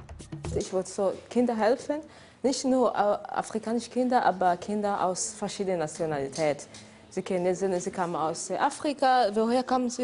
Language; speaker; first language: German; non-native, learner; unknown